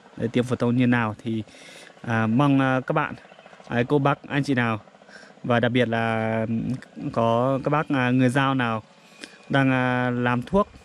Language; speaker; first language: Vietnamese; non-native, local second language; Iu Mien